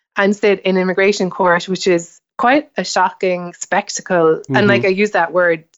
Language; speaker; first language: English; native; English